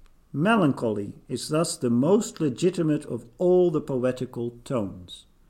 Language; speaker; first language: English; non-native, fluent; Dutch